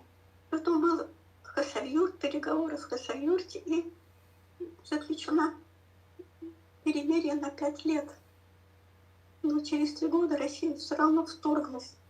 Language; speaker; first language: Russian; native; Russian